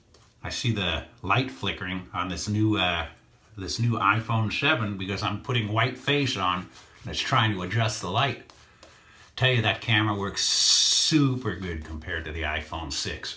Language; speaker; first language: English; native; English